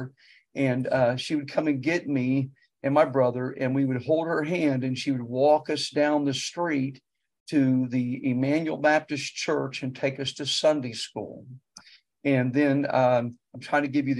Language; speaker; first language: English; native; English